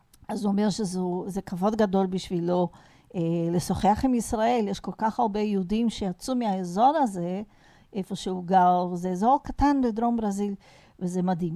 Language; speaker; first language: Hebrew; non-native, fluent; Portuguese